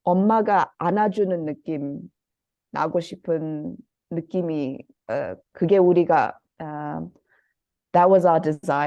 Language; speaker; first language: Korean; early bilingual, heritage; Korean